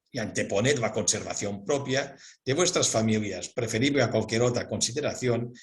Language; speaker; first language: Spanish; non-native, local second language; Catalan